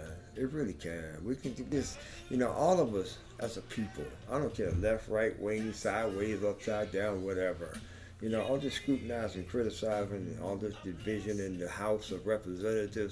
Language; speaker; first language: English; native; English